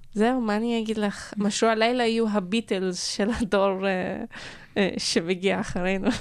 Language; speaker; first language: Hebrew; non-native, local second language; Arabic